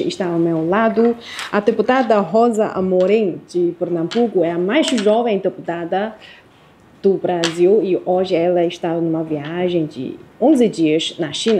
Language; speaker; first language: Portuguese; non-native, fluent; Chinese